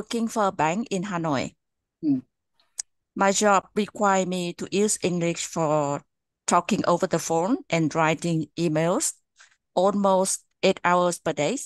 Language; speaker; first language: English; non-native, fluent; Vietnamese